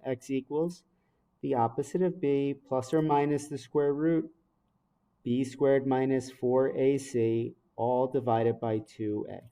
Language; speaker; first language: English; native; English